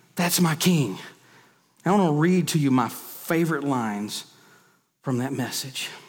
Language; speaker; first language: English; native; English